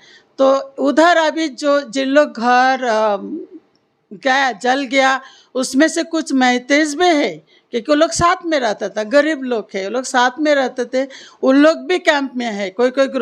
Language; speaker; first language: Hindi; non-native, local second language; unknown